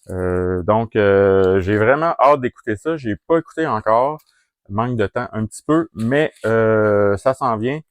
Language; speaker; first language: French; native; French